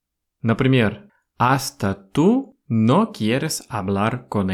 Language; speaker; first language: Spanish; non-native, fluent; Russian